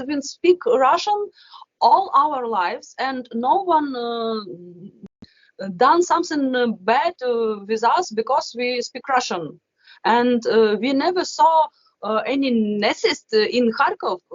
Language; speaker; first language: English; non-native, fluent; Russian